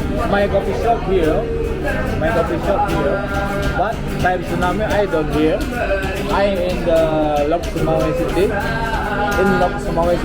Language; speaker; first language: English; non-native, learner; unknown